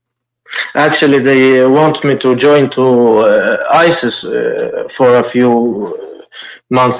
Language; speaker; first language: English; non-native, learner; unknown